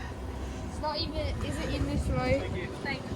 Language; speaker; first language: English; native; English